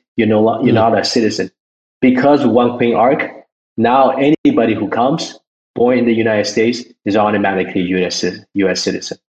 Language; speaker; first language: English; early bilingual, other home language; Chinese